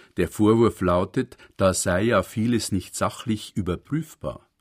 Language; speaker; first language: German; native; German